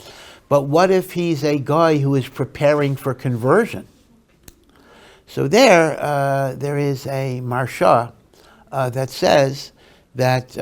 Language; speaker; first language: English; native; English